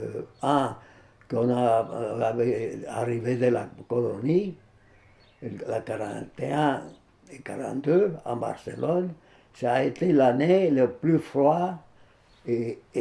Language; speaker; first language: French; non-native, fluent; Spanish